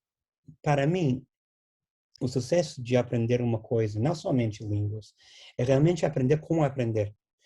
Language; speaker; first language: Portuguese; non-native, fluent; English